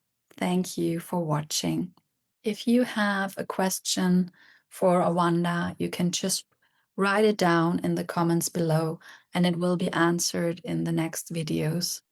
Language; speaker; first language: English; non-native, fluent; German